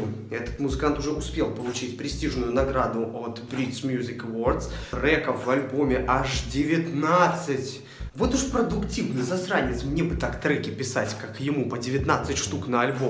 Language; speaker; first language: Russian; native; Russian